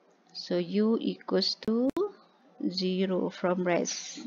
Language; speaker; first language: English; non-native, local second language; Malay